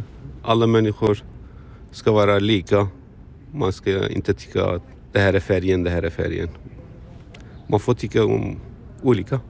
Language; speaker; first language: Swedish; non-native, fluent; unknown